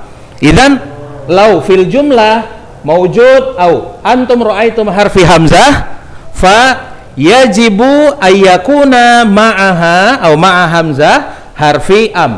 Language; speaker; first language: Arabic; non-native, fluent; Indonesian